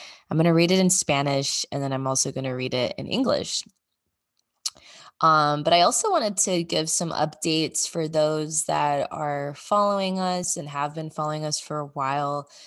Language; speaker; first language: English; native; English